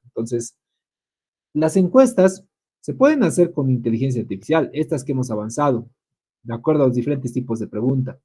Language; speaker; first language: Spanish; native; Spanish